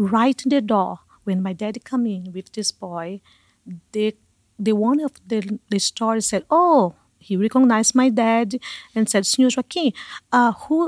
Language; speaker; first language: English; non-native, learner; Portuguese